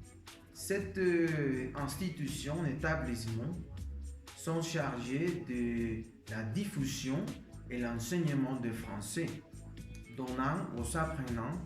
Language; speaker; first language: French; non-native, learner; Spanish